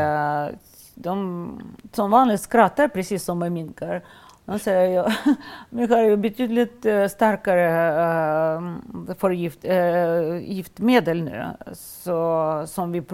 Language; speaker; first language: Swedish; non-native, fluent; Russian